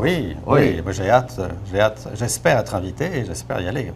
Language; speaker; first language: French; native; French